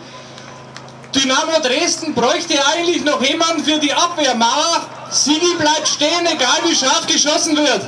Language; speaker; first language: German; native; German